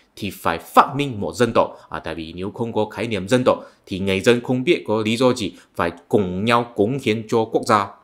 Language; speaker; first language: Vietnamese; non-native, fluent; Malay